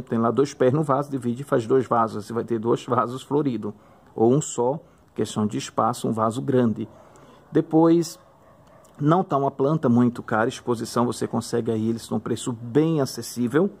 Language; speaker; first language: Portuguese; native; Portuguese